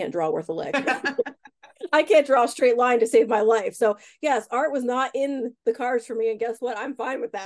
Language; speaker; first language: English; native; English